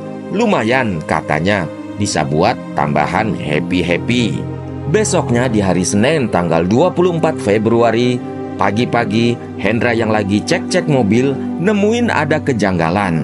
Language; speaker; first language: Indonesian; native; Indonesian